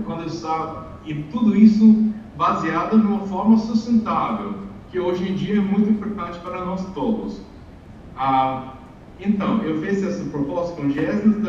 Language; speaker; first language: Portuguese; non-native, fluent; English